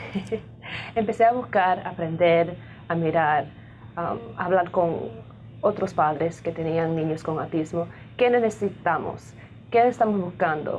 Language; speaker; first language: Spanish; early bilingual, heritage; Spanish